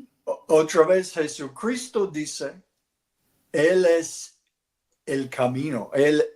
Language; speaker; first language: Spanish; non-native, learner; English